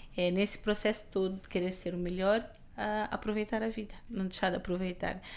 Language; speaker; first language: Portuguese; non-native, local second language; Kabuverdianu